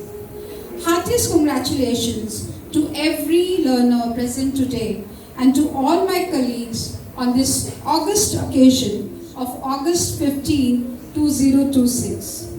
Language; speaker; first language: English; non-native, local second language; Marathi